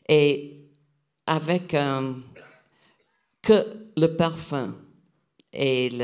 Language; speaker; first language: French; non-native, fluent; English